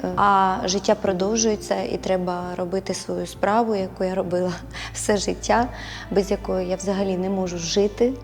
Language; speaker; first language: Ukrainian; native; Ukrainian